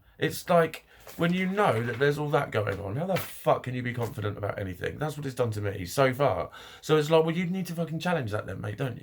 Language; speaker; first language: English; native; English